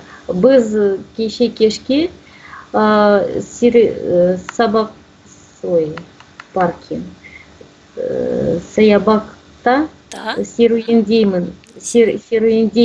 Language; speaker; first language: Kazakh; non-native, learner; Russian